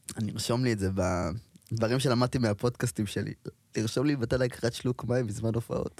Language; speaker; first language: Hebrew; native; Hebrew